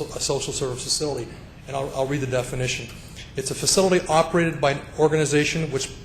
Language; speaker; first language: English; native; English